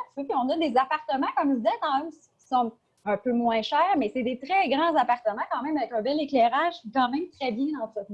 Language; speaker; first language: French; native; French